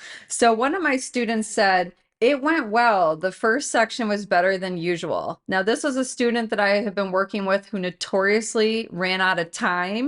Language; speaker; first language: English; native; English